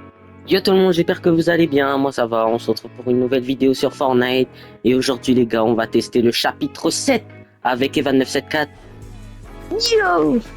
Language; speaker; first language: French; native; French